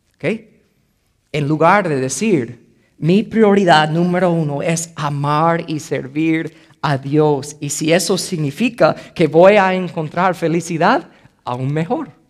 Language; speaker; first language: Spanish; non-native, fluent; English